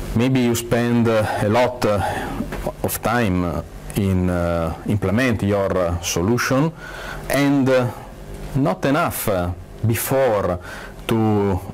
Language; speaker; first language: English; non-native, fluent; Italian